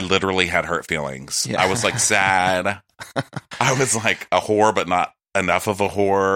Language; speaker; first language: English; native; English